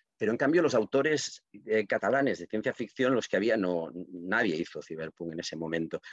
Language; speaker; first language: Spanish; non-native, local second language; Catalan